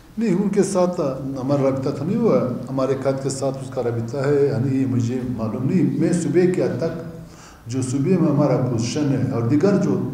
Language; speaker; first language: Urdu; non-native, local second language; Baluchi